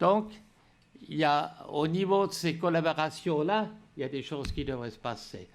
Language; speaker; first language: French; native; French